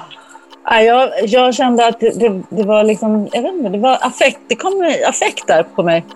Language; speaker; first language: Swedish; native; Swedish